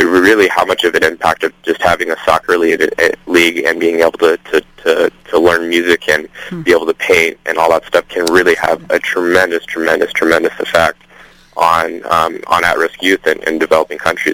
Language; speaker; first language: English; native; English